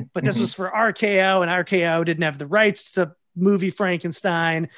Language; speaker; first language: English; native; English